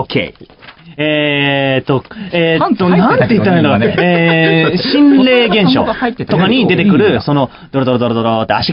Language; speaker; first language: Japanese; native; Japanese